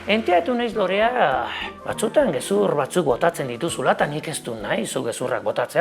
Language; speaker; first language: Basque; native; Basque